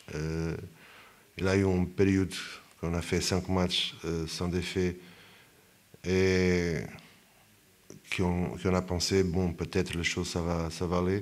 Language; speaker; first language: French; non-native, fluent; Portuguese